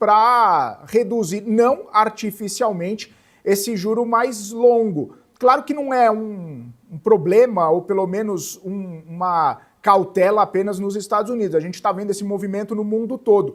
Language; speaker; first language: Portuguese; native; Portuguese